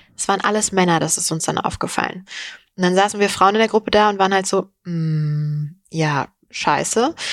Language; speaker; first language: German; early bilingual, other home language; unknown